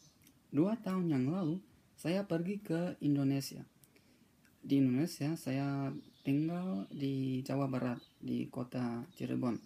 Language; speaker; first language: Indonesian; non-native, learner; German